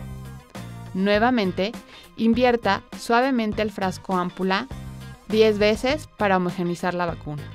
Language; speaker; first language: Spanish; native; Spanish